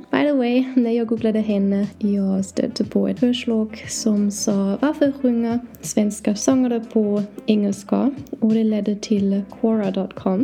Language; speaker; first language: Swedish; non-native, learner; English